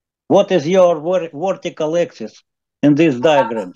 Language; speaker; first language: English; non-native, learner; Ukrainian